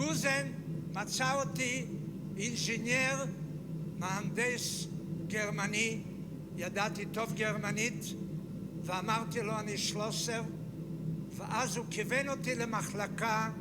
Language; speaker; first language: Hebrew; non-native, fluent; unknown